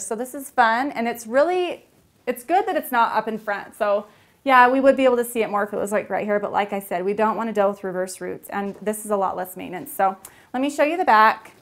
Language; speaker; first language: English; native; English